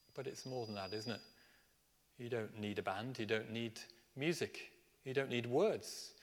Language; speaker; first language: English; native; English